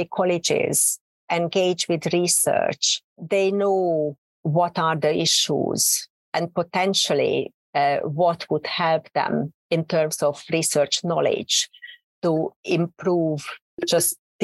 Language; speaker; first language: English; non-native, fluent; Hungarian